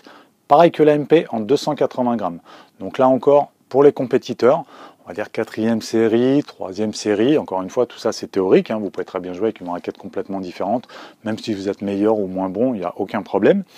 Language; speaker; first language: French; native; French